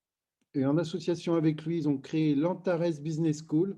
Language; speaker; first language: French; native; French